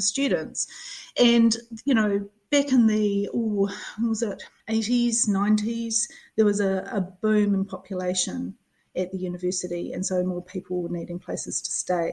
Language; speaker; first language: English; native; English